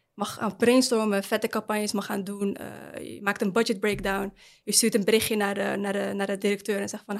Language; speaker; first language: Dutch; early bilingual, other home language; Arabic